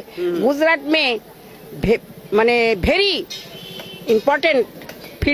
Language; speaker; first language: Hindi; non-native, learner; Bangla